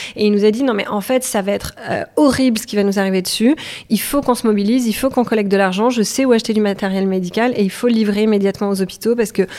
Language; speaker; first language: French; native; French